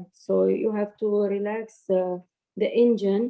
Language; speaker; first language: English; non-native, learner; Arabic